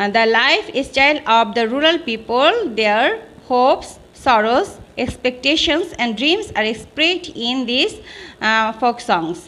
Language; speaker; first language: English; non-native, local second language; Bangla